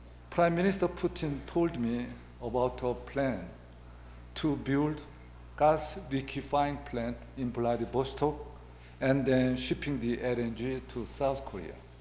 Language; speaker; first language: English; non-native, fluent; Korean